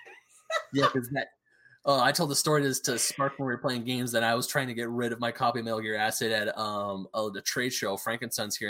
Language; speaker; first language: English; native; English